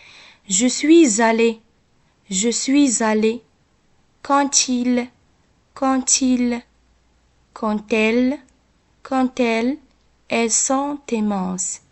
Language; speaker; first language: French; non-native, local second language; Arabic